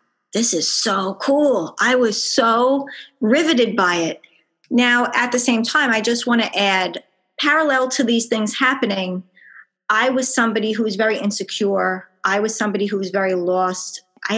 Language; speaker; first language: English; native; English